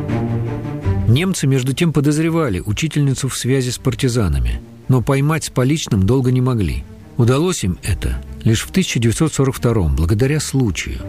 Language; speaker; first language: Russian; native; Russian